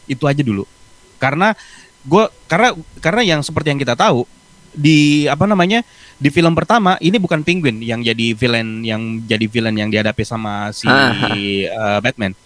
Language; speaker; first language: Indonesian; native; Indonesian